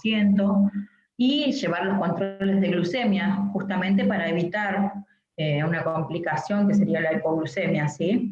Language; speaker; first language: Spanish; native; Spanish